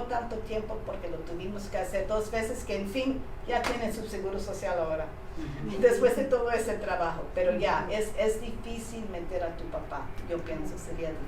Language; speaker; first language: Spanish; early bilingual, heritage; Spanish